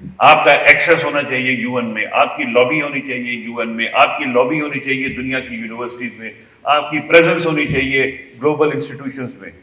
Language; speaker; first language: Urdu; non-native, local second language; Kashmiri